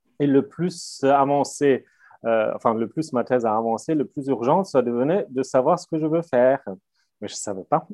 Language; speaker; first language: French; non-native, fluent; German